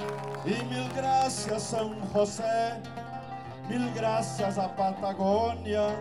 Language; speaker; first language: Spanish; non-native, fluent; Portuguese